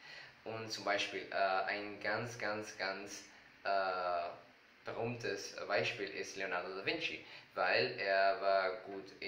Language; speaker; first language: German; non-native, learner; Spanish